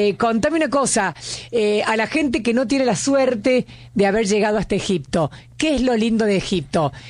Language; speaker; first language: Spanish; native; Spanish